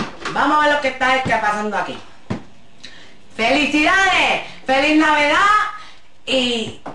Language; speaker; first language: Spanish; early bilingual, heritage; Spanish